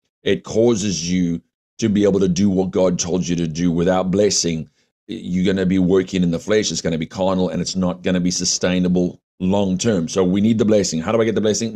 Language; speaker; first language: English; early bilingual, other home language; Afrikaans